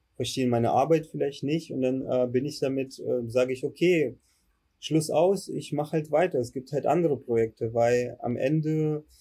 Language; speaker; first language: German; early bilingual, other home language; Russian